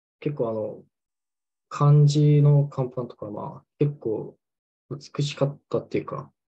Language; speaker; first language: Japanese; non-native, fluent; Korean